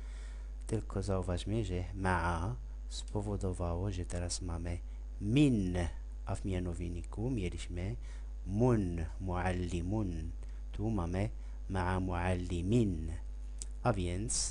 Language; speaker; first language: Polish; non-native, fluent; Arabic